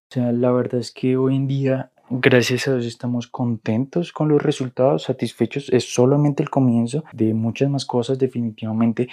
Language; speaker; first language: Spanish; native; Spanish